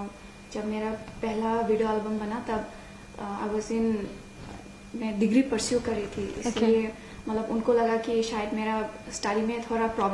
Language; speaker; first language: Hindi; non-native, local second language; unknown